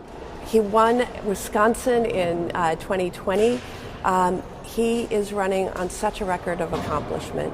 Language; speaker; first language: English; native; English